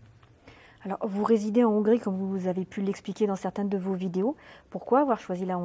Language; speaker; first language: French; native; French